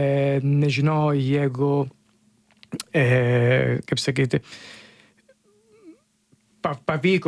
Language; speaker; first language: Lithuanian; non-native, learner; Italian